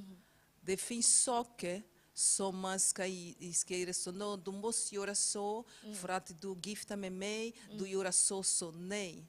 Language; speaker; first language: Swedish; non-native, fluent; Portuguese